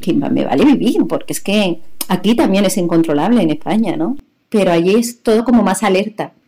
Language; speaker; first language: Spanish; native; Spanish